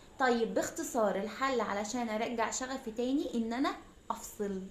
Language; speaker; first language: Arabic; native; Arabic